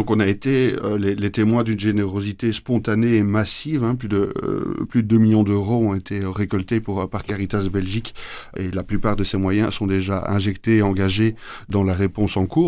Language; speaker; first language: French; native; French